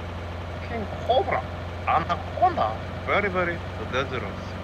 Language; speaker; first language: English; non-native, learner; Korean